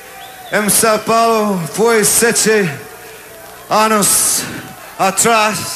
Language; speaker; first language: Portuguese; non-native, learner; English